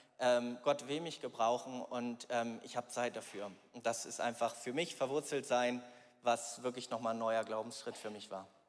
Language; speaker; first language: German; native; German